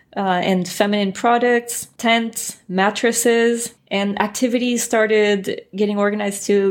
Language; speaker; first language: English; early bilingual, other home language; French